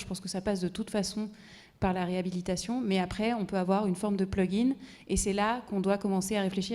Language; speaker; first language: French; native; French